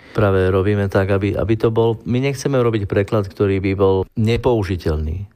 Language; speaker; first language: Slovak; non-native, local second language; Romany